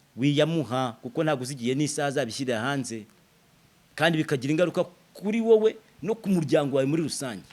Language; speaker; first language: Kinyarwanda; native; Kinyarwanda